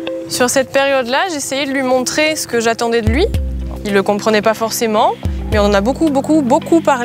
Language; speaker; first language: French; native; French